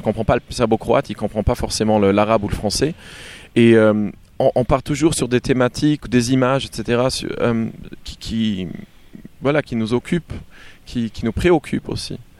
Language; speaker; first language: French; native; French